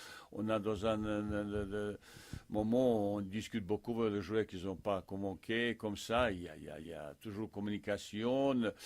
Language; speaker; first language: French; non-native, fluent; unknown